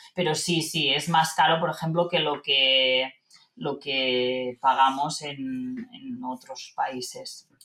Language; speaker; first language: Spanish; non-native, local second language; Catalan